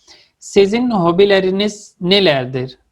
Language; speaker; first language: Turkish; non-native, fluent; Urdu